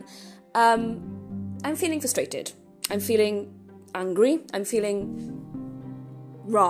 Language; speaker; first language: English; native; English